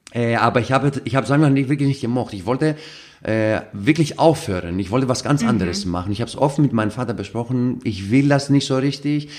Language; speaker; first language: German; non-native, fluent; Greek